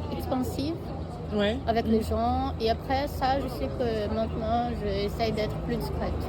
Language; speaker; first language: French; non-native, fluent; Portuguese